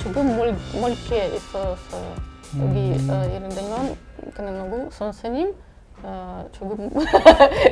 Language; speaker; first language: Korean; non-native, learner; English